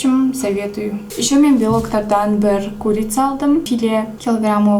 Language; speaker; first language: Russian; non-native, local second language; Kazakh